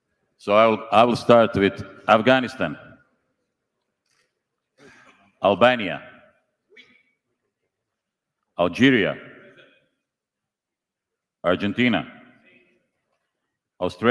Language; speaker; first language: English; non-native, fluent; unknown